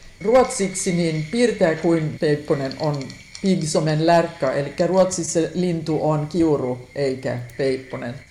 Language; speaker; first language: Finnish; non-native, local second language; Swedish